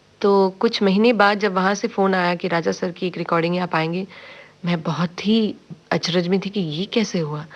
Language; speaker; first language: Hindi; non-native, local second language; Tamil